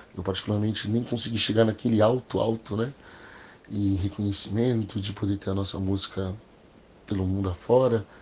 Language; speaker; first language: Portuguese; early bilingual, other home language; English